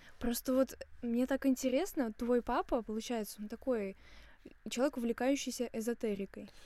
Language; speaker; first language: Russian; native; Russian